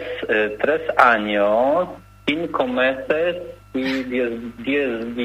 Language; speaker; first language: Spanish; non-native, learner; Polish